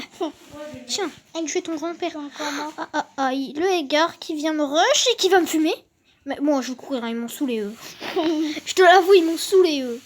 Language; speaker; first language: French; native; French